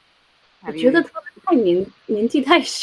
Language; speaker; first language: Chinese; early bilingual, heritage; Chinese